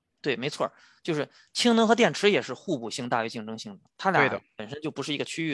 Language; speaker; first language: Chinese; native; Chinese